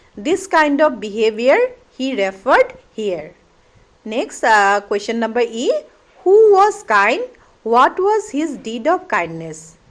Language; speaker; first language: English; non-native, local second language; Assamese